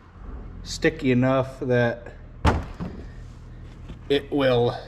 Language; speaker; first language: English; native; English